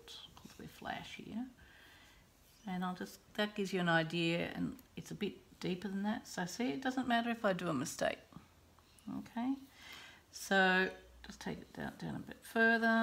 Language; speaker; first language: English; native; English